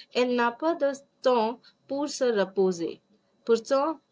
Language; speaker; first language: French; non-native, fluent; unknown